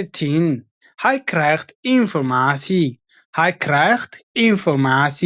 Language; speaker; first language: Dutch; non-native, fluent; Tigrinya